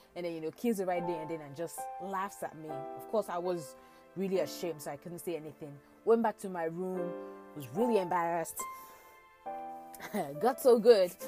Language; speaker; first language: English; non-native, local second language; Yoruba